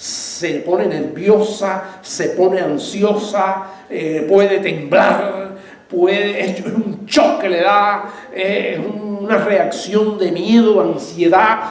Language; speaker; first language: Spanish; native; Spanish